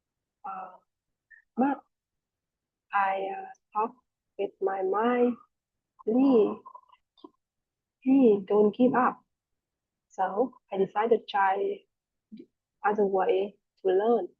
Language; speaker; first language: English; non-native, learner; Vietnamese